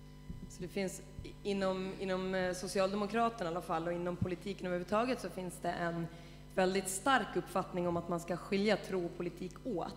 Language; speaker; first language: Swedish; native; Swedish